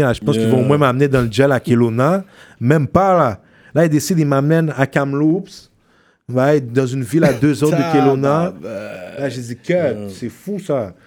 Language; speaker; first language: French; native; French